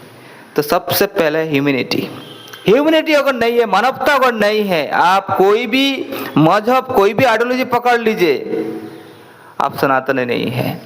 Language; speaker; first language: Hindi; non-native, local second language; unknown